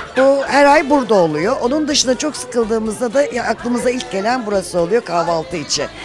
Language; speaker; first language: Turkish; native; Turkish